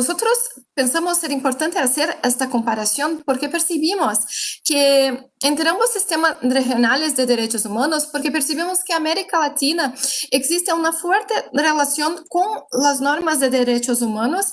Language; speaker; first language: Spanish; non-native, fluent; Portuguese